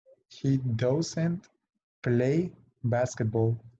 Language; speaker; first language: English; non-native, fluent; Spanish